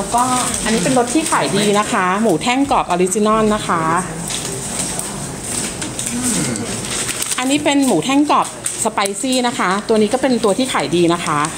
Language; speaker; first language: Thai; native; Thai